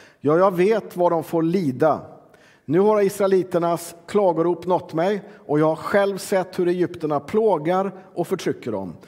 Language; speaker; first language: Swedish; native; Swedish